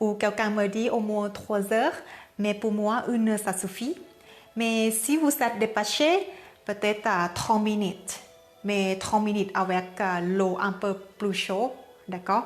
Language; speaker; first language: French; non-native, learner; Thai